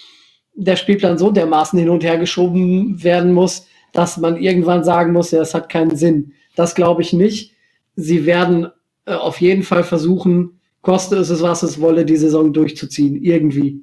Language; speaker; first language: German; native; German